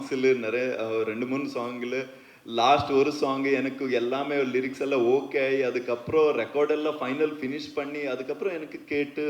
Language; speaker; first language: Tamil; non-native, learner; Kannada